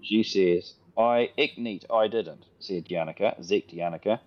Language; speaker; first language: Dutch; non-native, learner; English